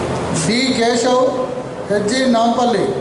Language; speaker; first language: Telugu; native; Telugu